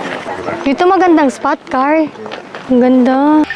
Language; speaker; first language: Filipino; native; Filipino